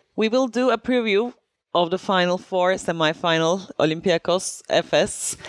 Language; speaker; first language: English; non-native, fluent; Turkish